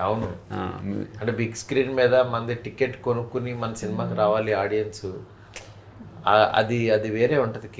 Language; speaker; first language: Telugu; native; Telugu